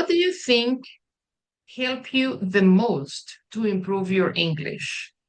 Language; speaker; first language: English; non-native, fluent; Spanish